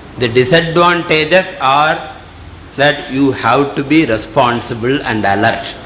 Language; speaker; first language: English; non-native, local second language; Tamil